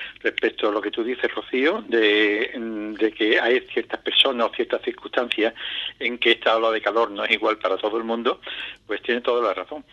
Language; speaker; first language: Spanish; native; Spanish